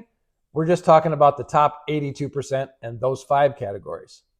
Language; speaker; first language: English; native; English